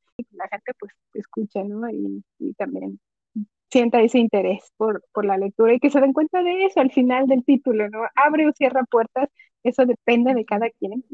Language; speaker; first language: Spanish; native; Spanish